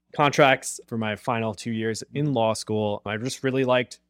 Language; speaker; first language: English; native; English